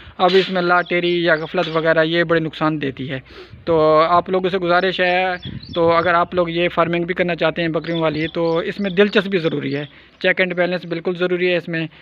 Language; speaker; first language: Urdu; non-native, local second language; Saraiki